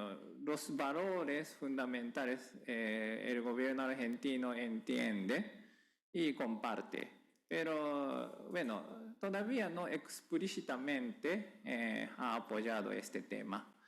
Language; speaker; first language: Spanish; non-native, fluent; Japanese